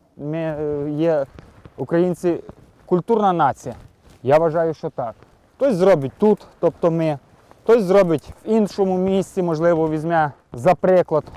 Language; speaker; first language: Ukrainian; native; Ukrainian